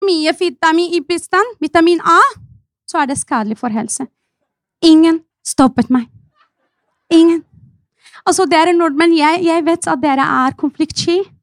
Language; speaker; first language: Norwegian; non-native, fluent; Arabic